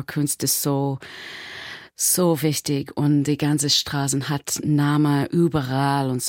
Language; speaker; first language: German; non-native, learner; English